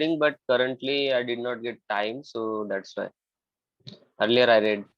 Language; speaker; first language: English; non-native, local second language; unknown